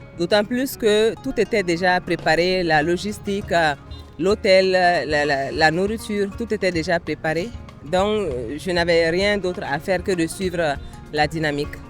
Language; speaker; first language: French; non-native, local second language; Bambara